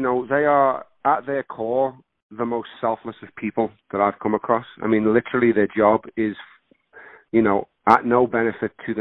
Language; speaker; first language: English; native; English